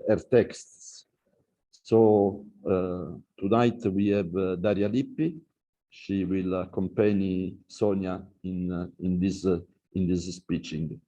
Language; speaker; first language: English; non-native, learner; Italian